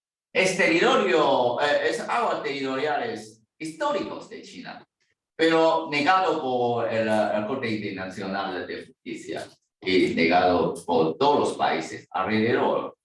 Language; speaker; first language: Spanish; non-native, fluent; Chinese